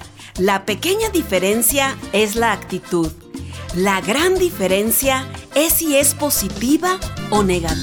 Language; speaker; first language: Spanish; native; Spanish